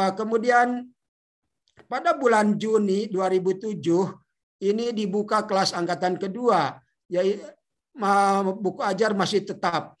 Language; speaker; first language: Indonesian; native; Indonesian